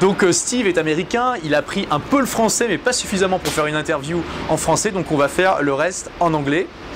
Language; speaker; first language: French; native; French